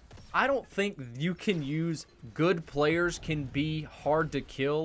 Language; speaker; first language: English; native; English